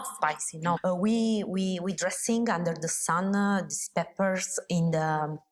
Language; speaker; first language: English; non-native, learner; Italian